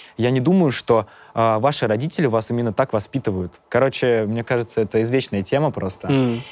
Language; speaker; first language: Russian; native; Russian